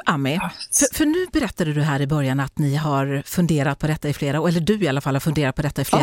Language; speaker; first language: Swedish; native; Swedish